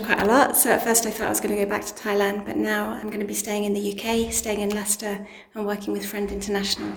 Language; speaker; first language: English; native; English